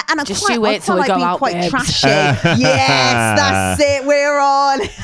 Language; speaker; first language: English; native; English